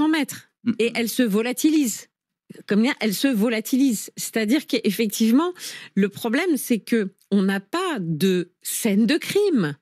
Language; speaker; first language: French; native; French